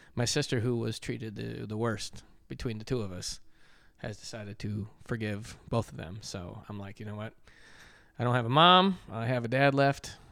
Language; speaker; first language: English; native; English